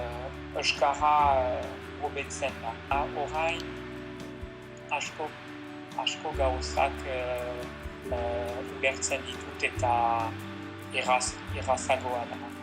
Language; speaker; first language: Basque; non-native, learner; French